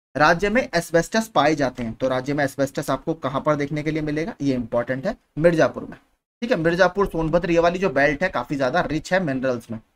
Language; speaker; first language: Hindi; native; Hindi